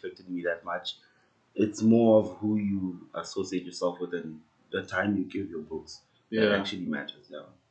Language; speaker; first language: English; non-native, local second language; Northern Sotho